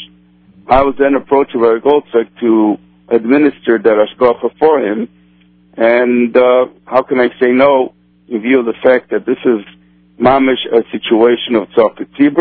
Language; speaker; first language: English; non-native, fluent; Portuguese